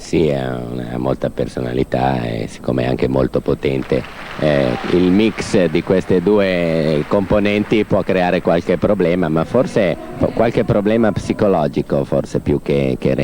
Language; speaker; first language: Italian; native; Italian